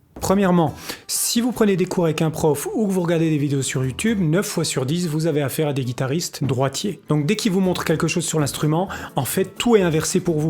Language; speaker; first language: French; native; French